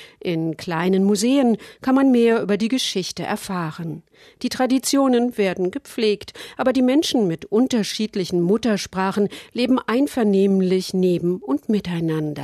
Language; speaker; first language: German; native; German